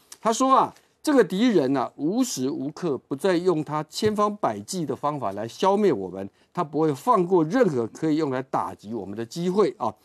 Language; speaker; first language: Chinese; native; Chinese